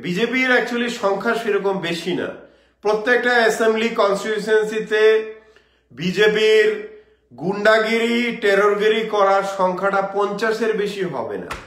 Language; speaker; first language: Bangla; native; Bangla